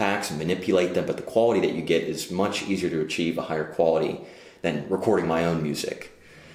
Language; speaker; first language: English; native; English